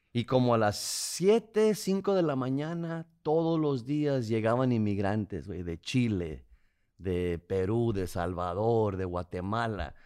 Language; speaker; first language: Spanish; native; Spanish